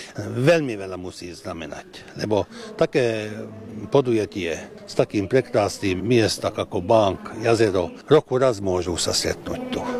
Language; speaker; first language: Slovak; early bilingual, heritage; Slovak